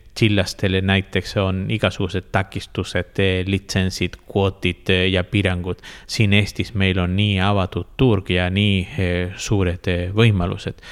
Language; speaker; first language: Estonian; non-native, fluent; Spanish